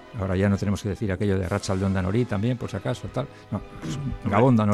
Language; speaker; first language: Spanish; native; Spanish